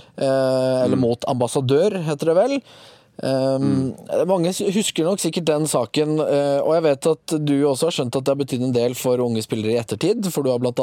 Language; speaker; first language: Norwegian; native; Norwegian